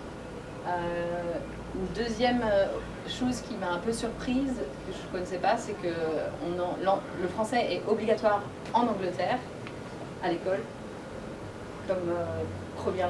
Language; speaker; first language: French; native; French